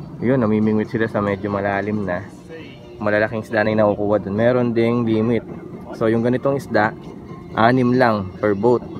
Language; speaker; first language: Filipino; native; Filipino